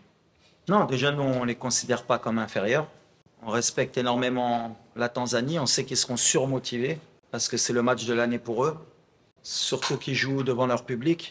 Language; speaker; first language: French; non-native, local second language; Arabic